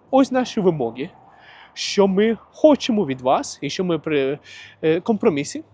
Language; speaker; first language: Ukrainian; non-native, local second language; Russian